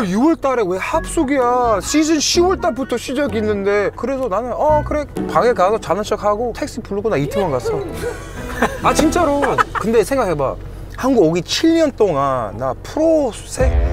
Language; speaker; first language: Korean; non-native, learner; English